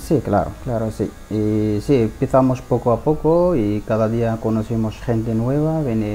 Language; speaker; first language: Spanish; non-native, learner; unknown